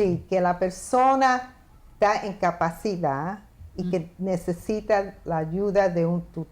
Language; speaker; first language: Spanish; early bilingual, heritage; Spanish